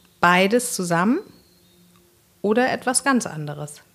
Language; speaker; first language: German; native; German